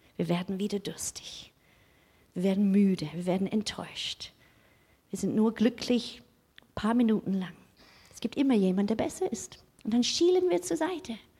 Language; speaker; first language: German; non-native, fluent; English